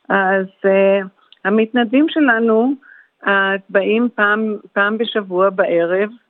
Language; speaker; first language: Hebrew; early bilingual, heritage; Hebrew